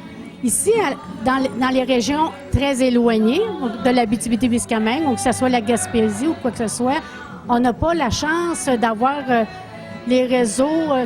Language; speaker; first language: French; native; French